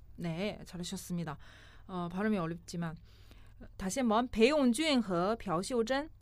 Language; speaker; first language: Korean; non-native, fluent; Chinese